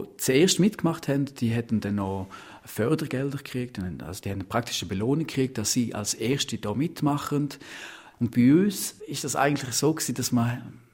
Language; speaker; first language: German; non-native, local second language; Romansh